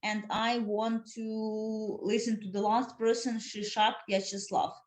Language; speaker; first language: English; non-native, fluent; Ukrainian